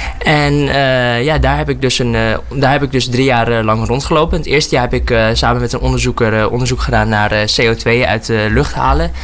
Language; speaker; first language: Dutch; early bilingual, other home language; Burmese